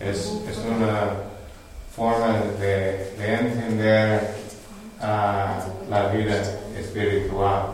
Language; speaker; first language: Spanish; non-native, learner; English